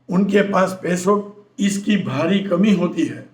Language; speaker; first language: Hindi; non-native, local second language; Gujarati